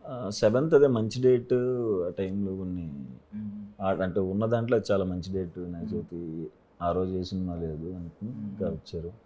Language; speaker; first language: Telugu; native; Telugu